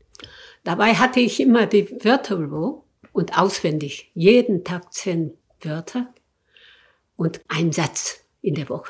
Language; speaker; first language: German; non-native, learner; Korean